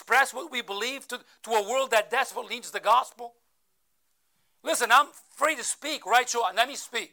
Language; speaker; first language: English; non-native, fluent; Portuguese